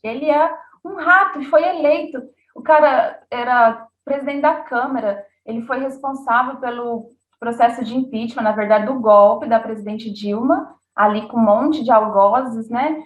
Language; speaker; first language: Portuguese; native; Portuguese